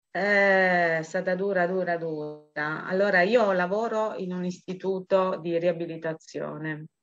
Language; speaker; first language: Italian; native; Italian